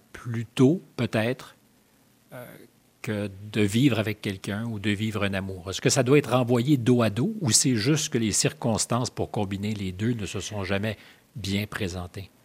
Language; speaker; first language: French; native; French